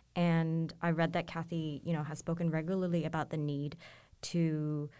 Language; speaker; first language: English; non-native, local second language; Cantonese